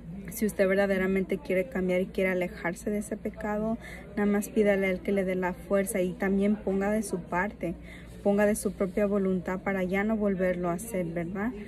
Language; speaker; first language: Spanish; early bilingual, heritage; Spanish